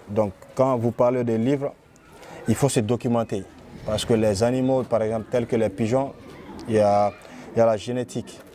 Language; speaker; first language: French; non-native, local second language; Fula